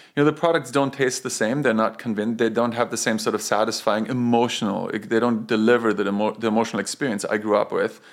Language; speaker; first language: English; non-native, fluent; German